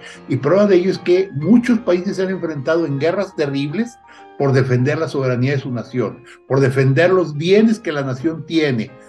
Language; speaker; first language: Spanish; native; Spanish